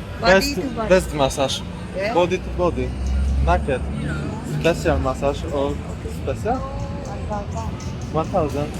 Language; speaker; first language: English; non-native, learner; Polish